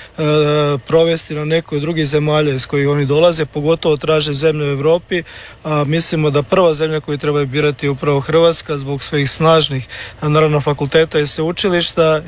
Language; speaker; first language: Serbian; native; Serbian